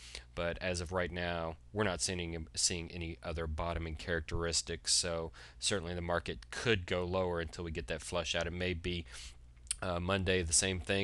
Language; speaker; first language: English; native; English